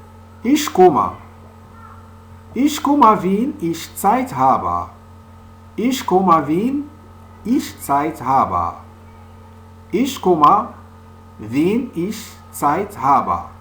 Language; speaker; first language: German; non-native, fluent; French